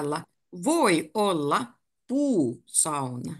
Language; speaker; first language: Finnish; native; Finnish